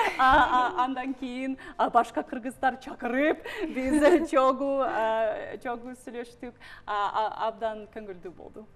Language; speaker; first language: Kyrgyz; non-native, learner; English